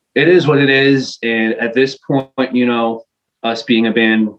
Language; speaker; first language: English; non-native, fluent; French